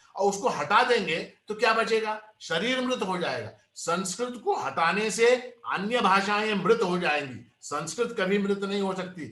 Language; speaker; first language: Hindi; non-native, local second language; Kannada